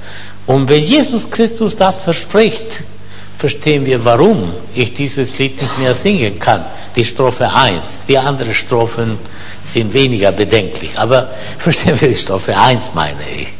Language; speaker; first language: German; non-native, fluent; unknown